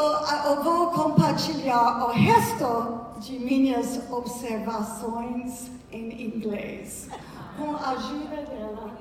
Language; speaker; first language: Portuguese; non-native, learner; English